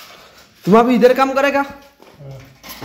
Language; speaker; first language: Hindi; non-native, learner; Bangla